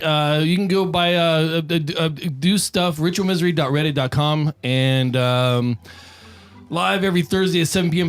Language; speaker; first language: English; native; English